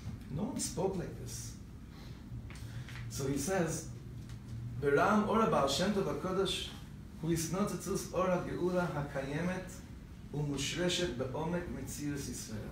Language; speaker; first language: English; native; English